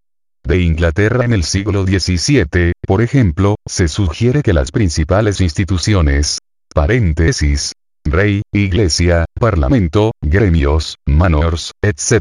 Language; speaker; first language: Spanish; native; Spanish